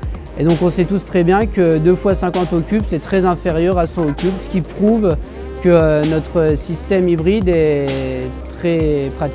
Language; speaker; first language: French; native; French